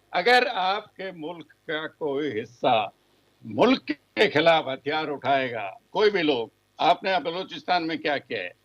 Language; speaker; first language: Hindi; native; Hindi